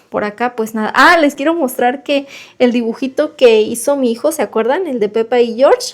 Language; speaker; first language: Spanish; native; Spanish